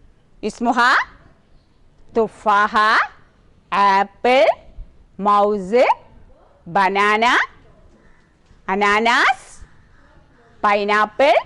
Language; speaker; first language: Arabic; non-native, fluent; Malayalam